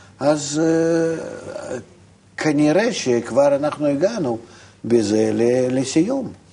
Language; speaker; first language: Hebrew; non-native, fluent; Russian